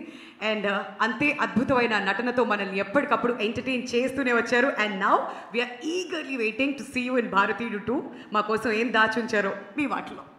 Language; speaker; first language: Telugu; native; Telugu